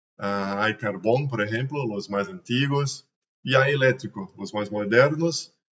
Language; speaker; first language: Spanish; non-native, learner; Portuguese